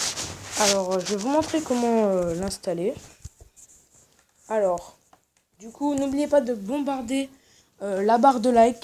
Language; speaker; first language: French; native; French